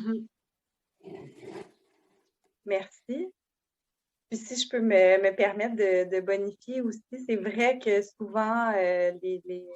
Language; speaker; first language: French; native; French